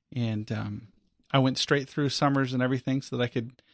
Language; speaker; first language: English; native; English